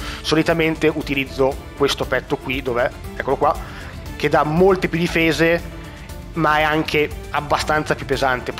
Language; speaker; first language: Italian; native; Italian